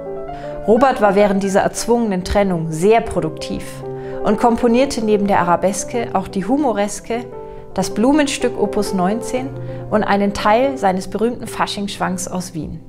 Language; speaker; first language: German; native; German